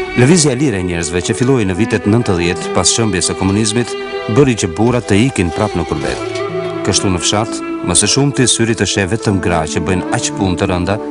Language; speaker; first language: Albanian; non-native, local second language; Macedonian